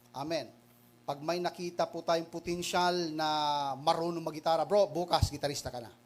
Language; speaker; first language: Filipino; non-native, local second language; Waray